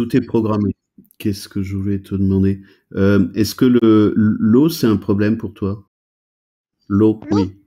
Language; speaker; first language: French; native; French